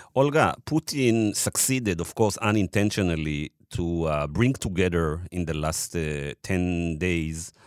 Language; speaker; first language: English; non-native, fluent; Hebrew